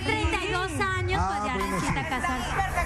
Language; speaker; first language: Spanish; native; Spanish